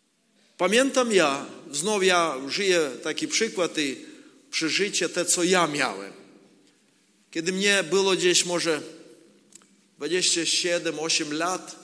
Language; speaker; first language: Polish; non-native, learner; Ukrainian